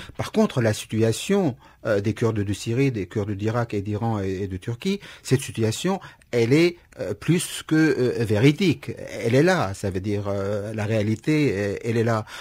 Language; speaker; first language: French; non-native, fluent; Kurdish